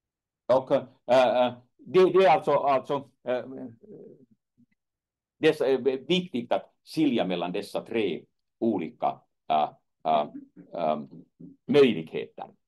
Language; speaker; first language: Swedish; non-native, fluent; Finnish